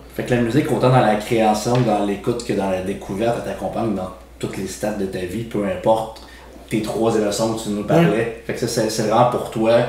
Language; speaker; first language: French; native; French